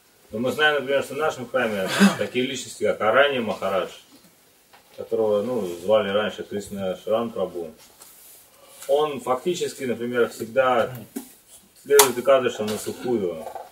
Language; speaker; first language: Russian; native; Russian